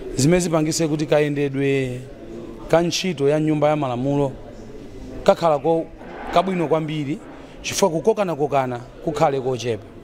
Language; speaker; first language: Nyanja; native; Nyanja